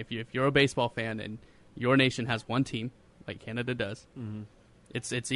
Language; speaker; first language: English; native; English